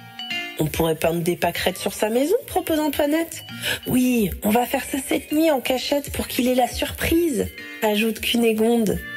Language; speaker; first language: French; native; French